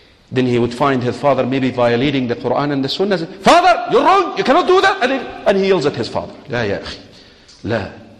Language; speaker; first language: English; non-native, fluent; Arabic